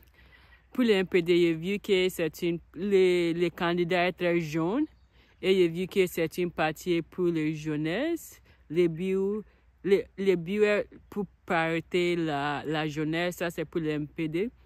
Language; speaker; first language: French; non-native, learner; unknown